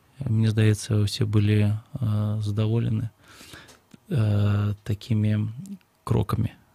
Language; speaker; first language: Belarusian; non-native, local second language; Russian